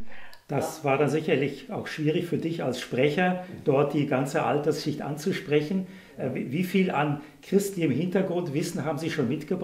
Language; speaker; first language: German; native; German